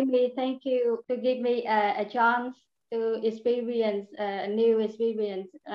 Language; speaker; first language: English; non-native, learner; Vietnamese